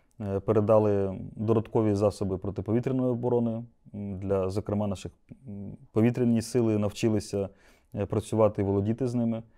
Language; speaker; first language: Ukrainian; native; Ukrainian